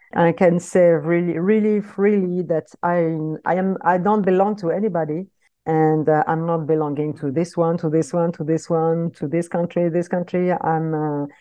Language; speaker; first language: English; non-native, fluent; French